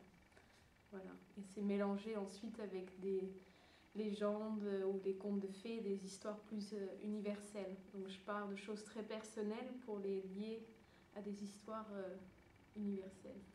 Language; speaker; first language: French; early bilingual, other home language; Dutch